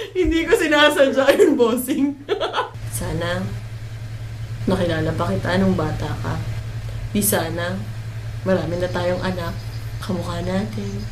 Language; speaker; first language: Filipino; non-native, local second language; Cebuano